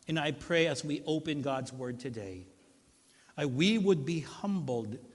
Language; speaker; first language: English; non-native, local second language; Filipino